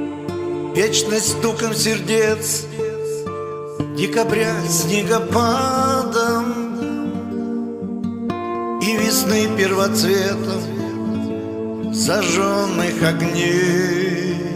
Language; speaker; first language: Russian; native; Russian